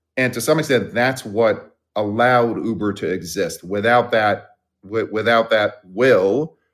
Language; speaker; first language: English; early bilingual, other home language; Persian